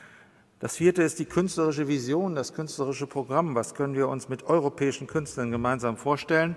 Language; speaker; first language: German; native; German